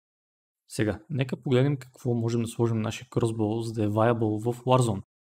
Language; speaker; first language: Bulgarian; native; Bulgarian